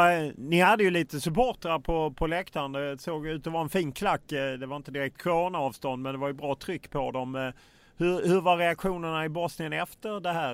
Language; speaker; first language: Swedish; native; Swedish